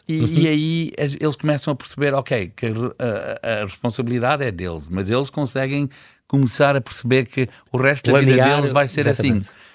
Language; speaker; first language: Portuguese; early bilingual, heritage; Portuguese